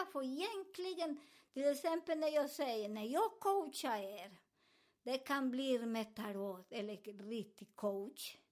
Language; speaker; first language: Swedish; non-native, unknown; Spanish